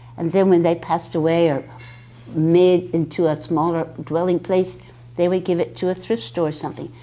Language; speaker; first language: English; native; English